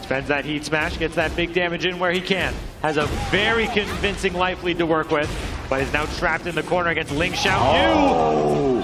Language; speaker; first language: English; native; English